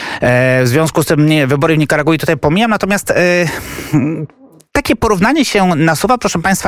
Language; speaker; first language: Polish; native; Polish